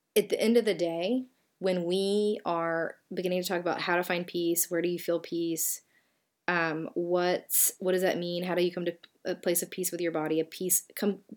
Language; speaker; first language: English; native; English